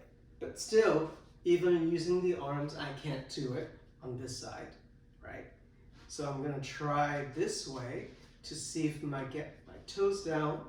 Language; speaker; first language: English; native; English